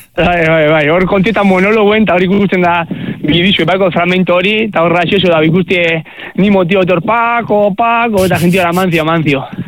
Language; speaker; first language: Basque; native; Basque